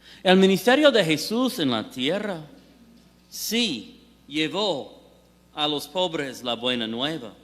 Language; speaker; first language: Spanish; non-native, fluent; English